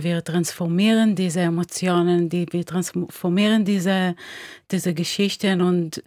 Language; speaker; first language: German; non-native, fluent; Hebrew